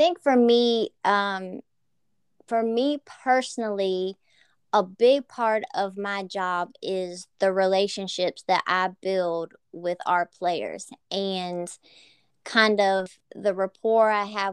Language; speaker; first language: English; native; English